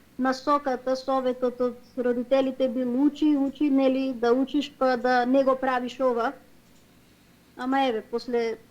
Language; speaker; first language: Macedonian; native; Macedonian